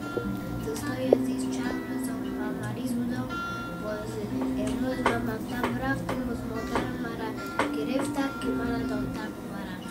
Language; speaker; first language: Persian; early bilingual, heritage; Persian